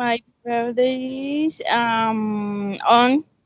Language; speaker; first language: English; non-native, learner; Spanish